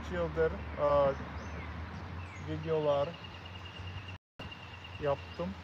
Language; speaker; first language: Turkish; non-native, learner; English